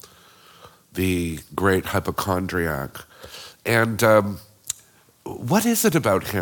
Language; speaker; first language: English; native; English